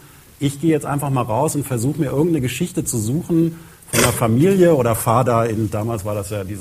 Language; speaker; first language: German; native; German